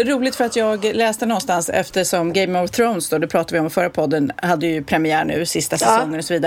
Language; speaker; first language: Swedish; native; Swedish